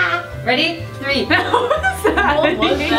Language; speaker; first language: English; native; English